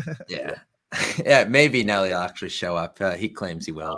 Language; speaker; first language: English; native; English